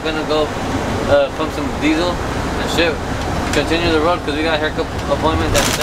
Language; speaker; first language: English; early bilingual, other home language; Spanish